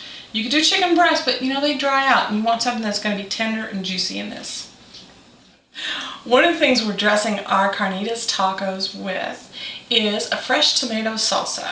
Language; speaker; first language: English; native; English